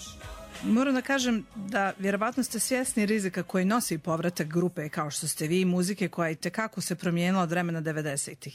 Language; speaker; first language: Croatian; native; Croatian